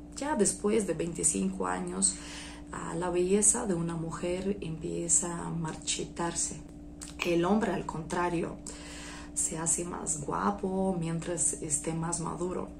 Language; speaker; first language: Spanish; non-native, fluent; Russian